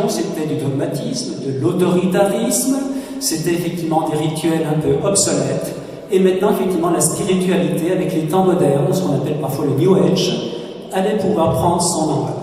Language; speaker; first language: French; native; French